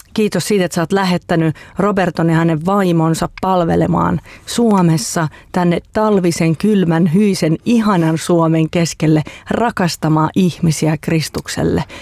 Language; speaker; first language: Finnish; native; Finnish